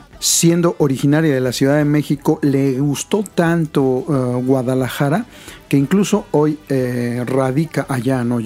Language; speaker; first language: Spanish; native; Spanish